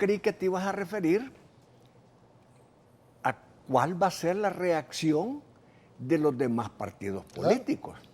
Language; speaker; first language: Spanish; native; Spanish